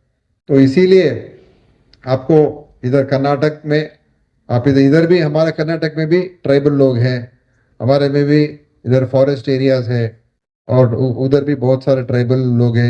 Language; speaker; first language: Hindi; non-native, local second language; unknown